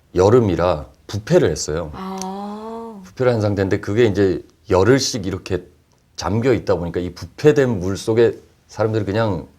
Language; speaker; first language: Korean; native; Korean